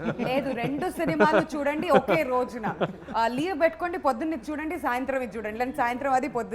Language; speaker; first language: Telugu; native; Telugu